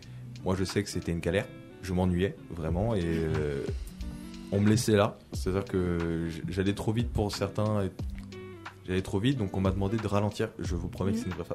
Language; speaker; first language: French; native; French